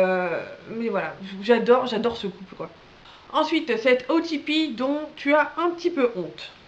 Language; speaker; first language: French; native; French